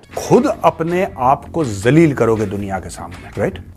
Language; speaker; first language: Hindi; native; Hindi